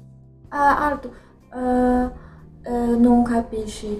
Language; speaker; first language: Italian; non-native, learner; Chinese